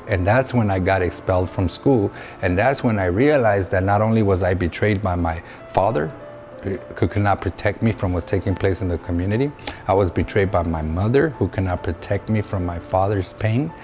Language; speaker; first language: English; native; English